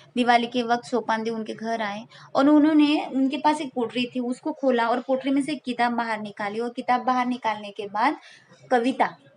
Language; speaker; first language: Hindi; non-native, local second language; Marathi